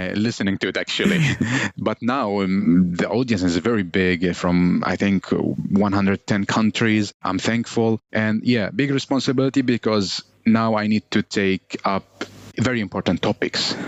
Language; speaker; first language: English; non-native, fluent; Arabic